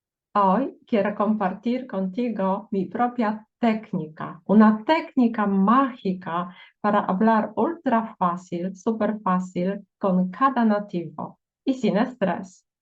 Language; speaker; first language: Spanish; non-native, fluent; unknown